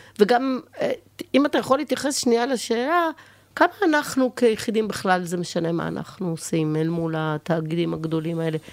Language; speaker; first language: Hebrew; native; Hebrew